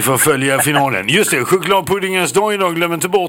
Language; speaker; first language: Swedish; native; Swedish